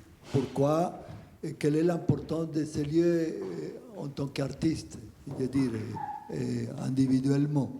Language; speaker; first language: French; non-native, fluent; Spanish